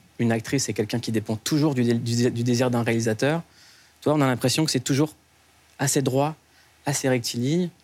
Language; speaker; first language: French; native; French